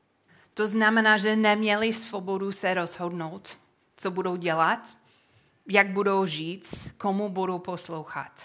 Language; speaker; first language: Czech; non-native, fluent; English